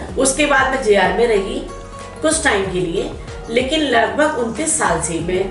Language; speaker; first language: Hindi; native; Hindi